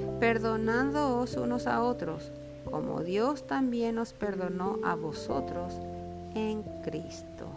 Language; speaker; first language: Spanish; native; Spanish